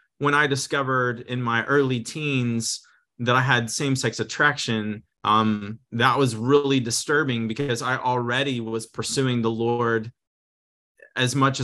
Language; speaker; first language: English; native; English